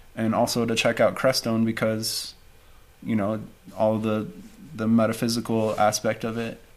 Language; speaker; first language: English; native; English